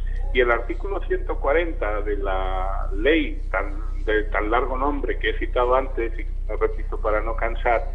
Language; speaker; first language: Spanish; native; Spanish